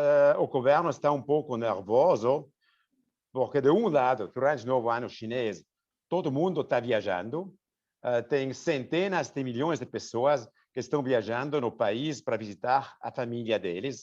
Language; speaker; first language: Portuguese; non-native, fluent; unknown